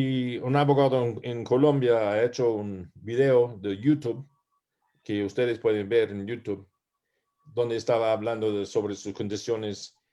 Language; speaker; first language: Spanish; non-native, learner; English